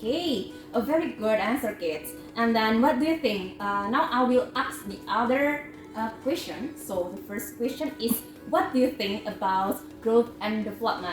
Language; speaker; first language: English; non-native, fluent; Indonesian